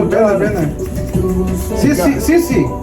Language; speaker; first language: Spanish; non-native, learner; Punjabi